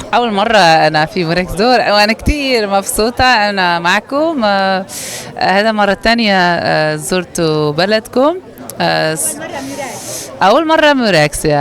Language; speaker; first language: Arabic; non-native, learner; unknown